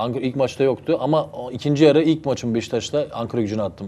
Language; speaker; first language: Turkish; early bilingual, heritage; Turkish